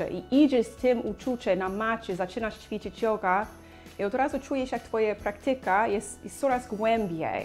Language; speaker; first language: Polish; non-native, learner; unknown